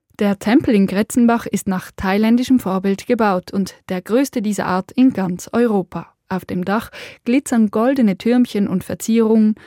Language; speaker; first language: German; native; German